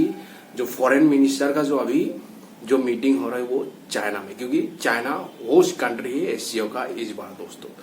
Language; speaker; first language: Hindi; non-native, local second language; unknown